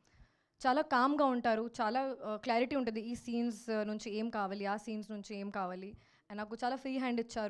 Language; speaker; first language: Telugu; non-native, local second language; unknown